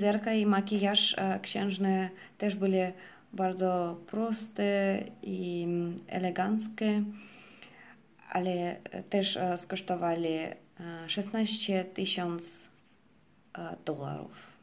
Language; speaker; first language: Polish; non-native, learner; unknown